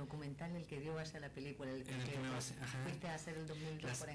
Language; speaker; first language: Spanish; native; Spanish